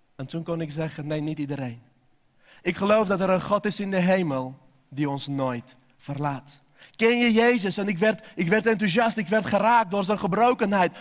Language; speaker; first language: Dutch; non-native, fluent; Armenian